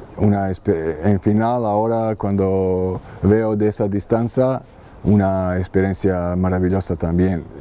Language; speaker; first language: Spanish; non-native, learner; Serbian